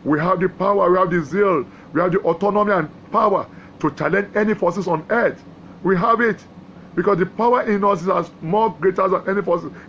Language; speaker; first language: English; non-native, local second language; Yoruba